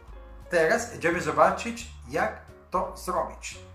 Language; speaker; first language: Polish; non-native, learner; Italian